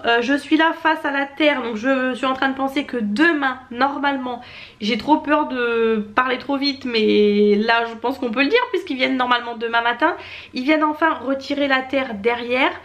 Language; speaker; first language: French; native; French